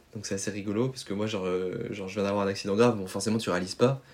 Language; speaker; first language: French; native; French